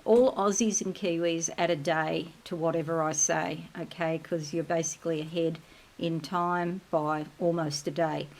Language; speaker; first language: English; native; English